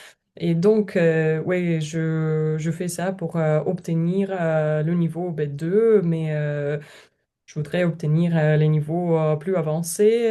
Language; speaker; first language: French; non-native, learner; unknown